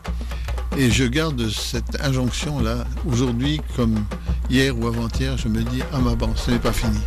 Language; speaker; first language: French; native; French